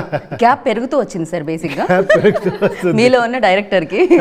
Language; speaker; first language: Telugu; native; Telugu